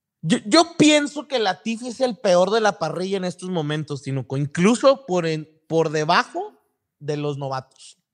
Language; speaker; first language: Spanish; native; Spanish